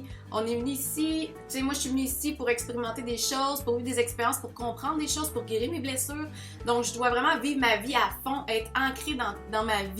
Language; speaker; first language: French; native; French